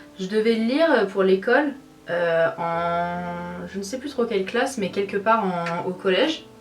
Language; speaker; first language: French; native; French